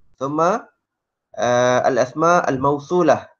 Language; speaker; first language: Arabic; non-native, fluent; Malay